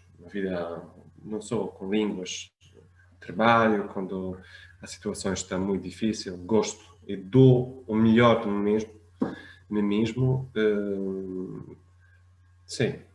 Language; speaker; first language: Portuguese; non-native, fluent; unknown